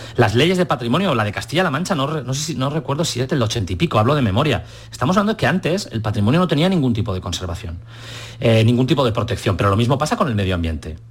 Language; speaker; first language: Spanish; native; Spanish